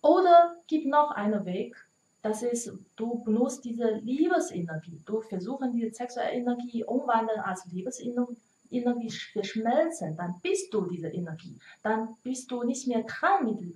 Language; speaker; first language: German; non-native, learner; Chinese